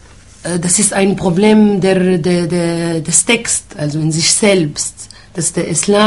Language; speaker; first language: German; non-native, fluent; Arabic